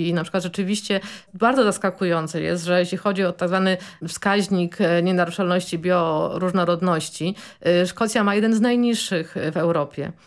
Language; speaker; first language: Polish; native; Polish